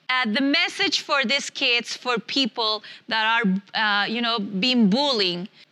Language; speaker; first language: English; non-native, fluent; Spanish